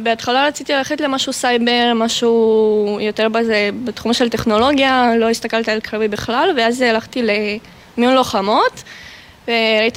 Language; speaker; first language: Hebrew; non-native, fluent; Russian